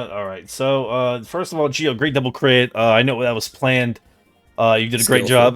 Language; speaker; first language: English; native; English